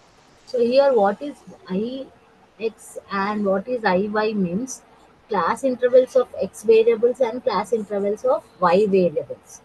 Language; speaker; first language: English; non-native, local second language; Telugu